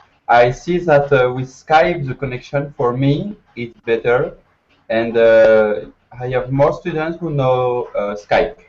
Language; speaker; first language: English; non-native, learner; French